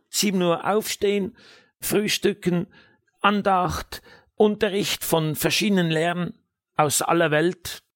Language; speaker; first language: German; native; German